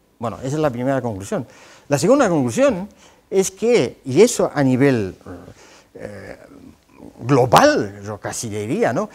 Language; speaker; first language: Spanish; non-native, fluent; Dutch